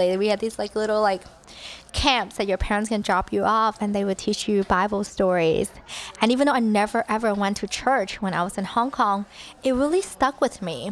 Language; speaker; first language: English; early bilingual, other home language; Cantonese